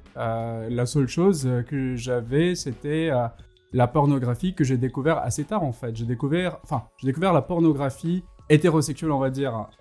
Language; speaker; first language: French; non-native, fluent; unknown